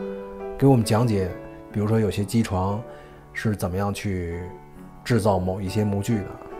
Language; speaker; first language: Chinese; native; Chinese